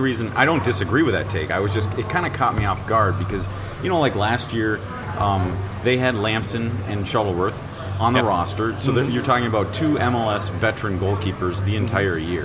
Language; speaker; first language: English; native; English